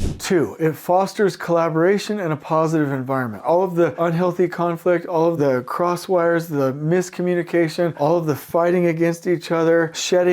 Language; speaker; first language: English; native; English